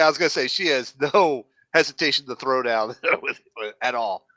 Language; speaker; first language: English; native; English